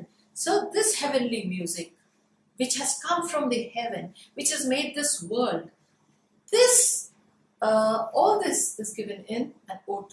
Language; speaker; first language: English; non-native, local second language; Hindi